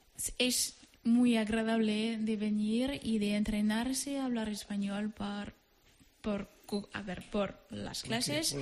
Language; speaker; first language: Spanish; non-native, learner; French